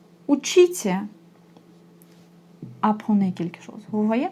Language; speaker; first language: French; non-native, fluent; Russian